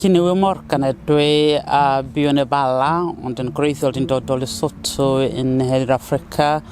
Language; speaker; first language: Welsh; non-native, learner; Southern Sotho